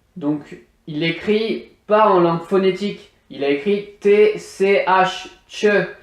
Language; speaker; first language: French; native; French